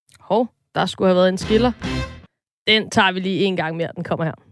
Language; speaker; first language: Danish; native; Danish